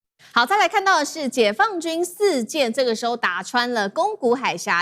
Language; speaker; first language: Chinese; native; Chinese